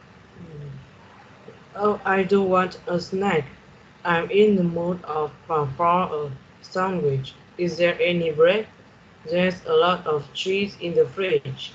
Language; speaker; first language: English; non-native, learner; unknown